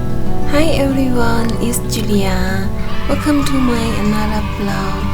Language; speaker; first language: English; non-native, learner; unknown